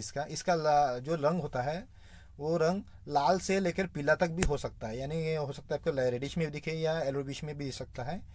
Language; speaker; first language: Hindi; non-native, local second language; Marathi